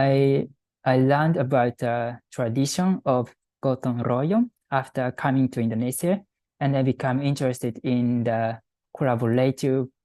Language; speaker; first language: English; non-native, fluent; Japanese